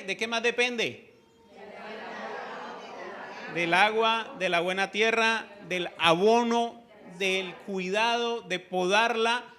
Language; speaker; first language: Spanish; native; Spanish